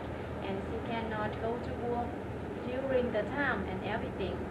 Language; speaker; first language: English; non-native, learner; Vietnamese